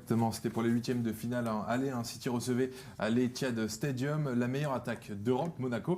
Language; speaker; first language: French; native; French